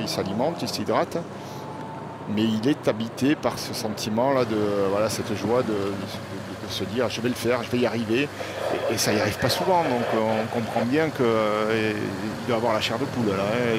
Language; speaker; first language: French; native; French